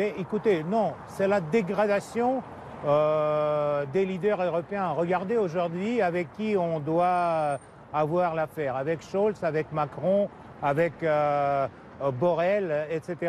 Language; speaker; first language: French; non-native, fluent; Russian